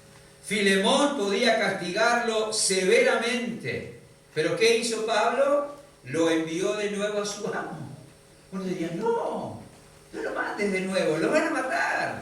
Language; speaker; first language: Spanish; native; Spanish